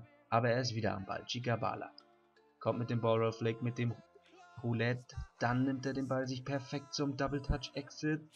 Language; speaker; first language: German; native; German